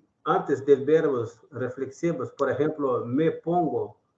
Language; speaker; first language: Spanish; non-native, learner; Portuguese